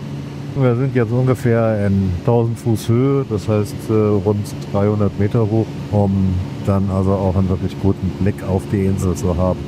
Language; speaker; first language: German; native; German